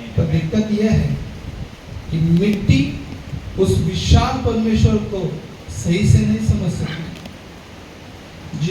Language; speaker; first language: Hindi; non-native, local second language; Marathi